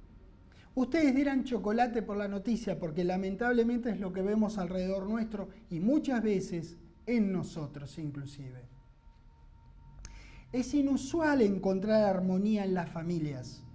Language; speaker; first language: Spanish; native; Spanish